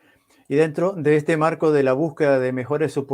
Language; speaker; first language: Spanish; native; Spanish